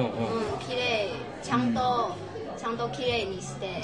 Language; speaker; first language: Japanese; non-native, learner; Chinese